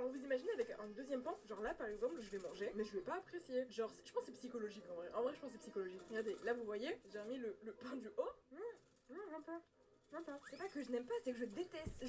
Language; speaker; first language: French; native; French